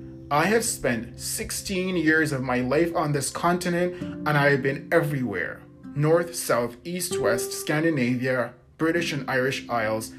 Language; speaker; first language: English; native; English